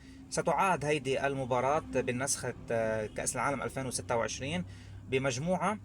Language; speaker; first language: Arabic; native; Arabic